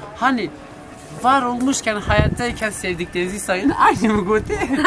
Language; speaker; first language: Turkish; non-native, local second language; Kurdish